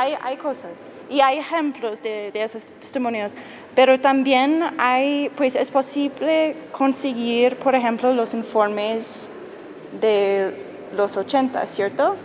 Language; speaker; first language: Spanish; non-native, fluent; English